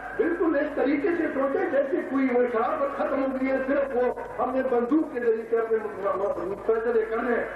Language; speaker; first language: Urdu; non-native, local second language; Pashto